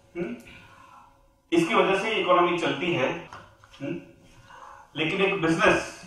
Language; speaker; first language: Hindi; non-native, local second language; Gujarati